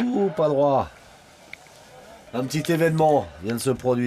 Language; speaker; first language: French; native; French